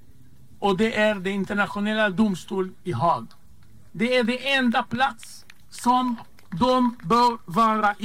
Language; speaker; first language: Swedish; non-native, fluent; Hebrew